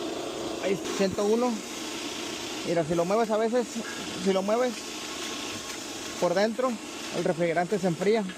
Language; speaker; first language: Spanish; native; Spanish